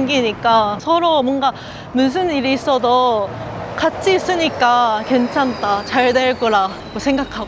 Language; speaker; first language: Korean; non-native, fluent; Japanese